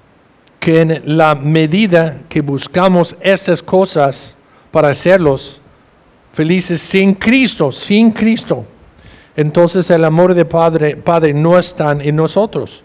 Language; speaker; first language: Spanish; non-native, fluent; English